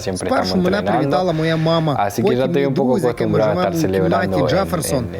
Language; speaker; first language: Ukrainian; non-native, learner; Spanish